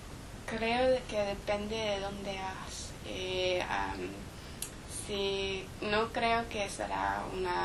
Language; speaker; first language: Spanish; non-native, learner; English